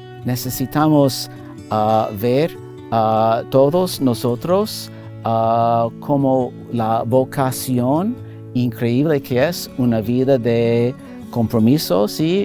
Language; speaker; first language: Spanish; non-native, fluent; English